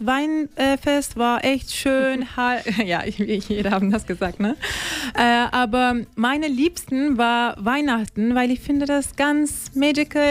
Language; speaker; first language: German; non-native, learner; Turkish